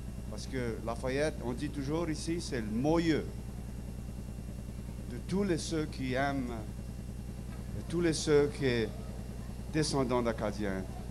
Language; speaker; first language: French; early bilingual, heritage; French